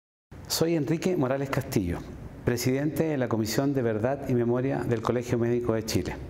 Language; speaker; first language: Spanish; native; Spanish